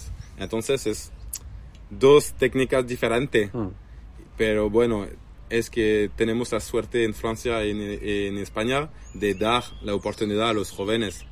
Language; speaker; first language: Spanish; non-native, learner; French